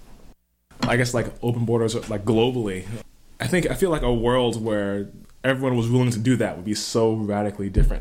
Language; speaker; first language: English; native; English